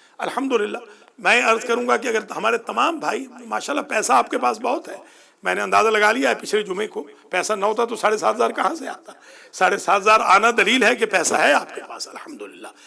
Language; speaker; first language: Urdu; non-native, local second language; Punjabi